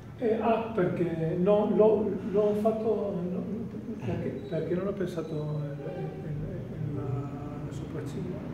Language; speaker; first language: Italian; non-native, fluent; Spanish